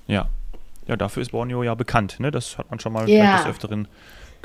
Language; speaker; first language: German; native; German